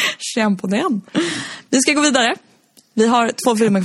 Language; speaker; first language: Swedish; native; Swedish